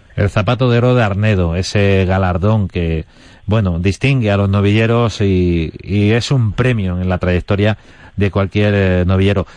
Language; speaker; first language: Spanish; native; Spanish